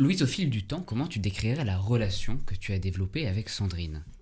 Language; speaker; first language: French; native; French